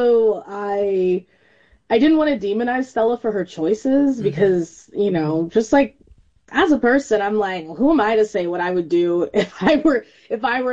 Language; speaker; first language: English; native; English